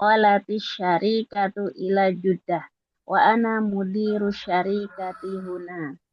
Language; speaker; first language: Arabic; non-native, learner; Indonesian